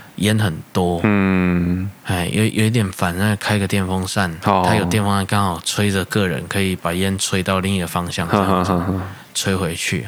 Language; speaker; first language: Chinese; native; Chinese